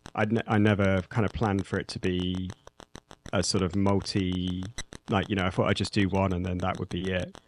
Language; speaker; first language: English; native; English